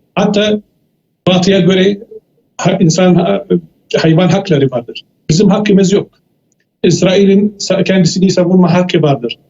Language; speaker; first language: Turkish; non-native, fluent; Arabic